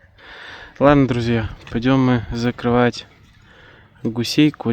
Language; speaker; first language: Russian; native; Russian